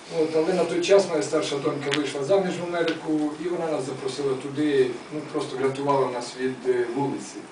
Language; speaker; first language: Ukrainian; native; Ukrainian